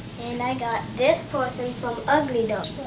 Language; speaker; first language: English; native; English